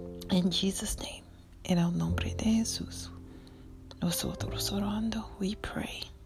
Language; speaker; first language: Spanish; non-native, learner; English